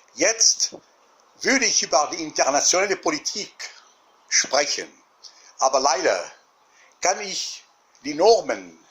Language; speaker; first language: German; non-native, learner; Arabic